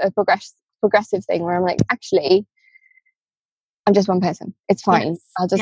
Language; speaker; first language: English; native; English